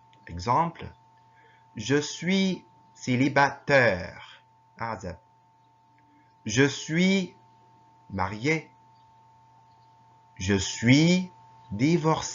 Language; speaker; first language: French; non-native, fluent; Arabic